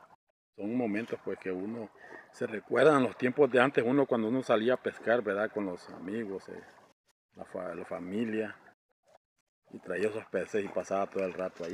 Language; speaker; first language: Spanish; native; Spanish